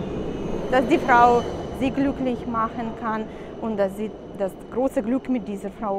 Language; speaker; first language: German; non-native, fluent; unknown